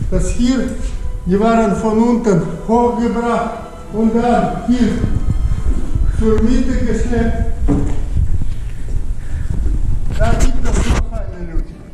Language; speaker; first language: German; non-native, fluent; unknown